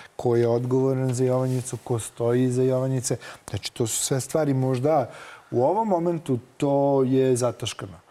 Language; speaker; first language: Serbian; native; Serbian